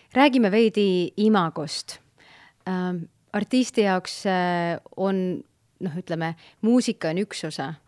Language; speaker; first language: Estonian; native; Estonian